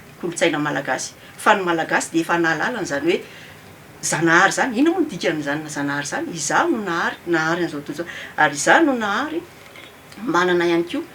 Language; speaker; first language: Malagasy; early bilingual, heritage; Malagasy